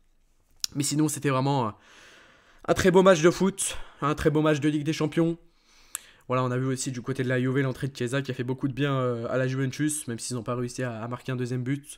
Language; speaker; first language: French; native; French